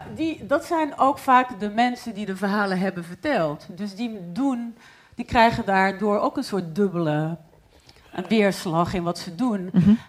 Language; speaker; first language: Dutch; non-native, fluent; Arabic